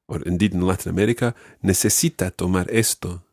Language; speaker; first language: Spanish; non-native, fluent; English